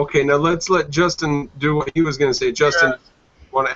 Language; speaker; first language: English; native; English